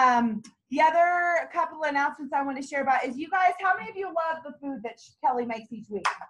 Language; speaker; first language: English; native; English